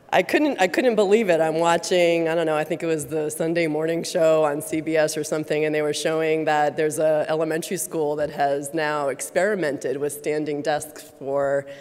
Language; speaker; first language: English; native; English